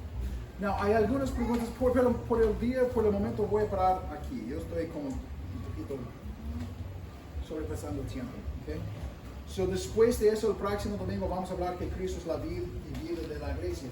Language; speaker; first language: Spanish; non-native, fluent; English